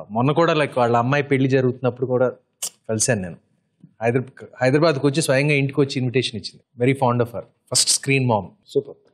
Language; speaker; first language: Telugu; native; Telugu